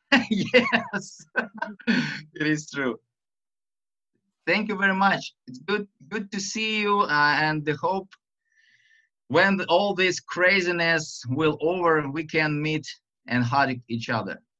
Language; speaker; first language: English; non-native, fluent; Russian